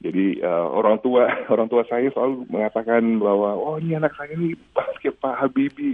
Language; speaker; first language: Indonesian; early bilingual, heritage; Indonesian